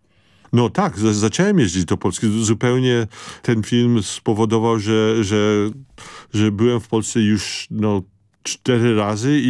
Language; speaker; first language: Polish; early bilingual, heritage; Polish